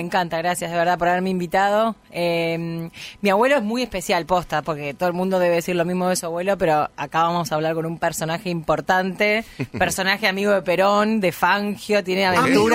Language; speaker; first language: Spanish; native; Spanish